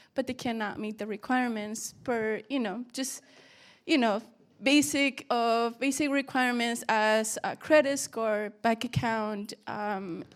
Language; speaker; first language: English; early bilingual, other home language; Spanish